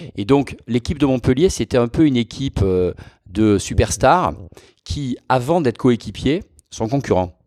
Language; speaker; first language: French; native; French